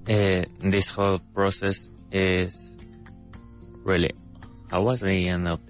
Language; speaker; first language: English; non-native, fluent; Spanish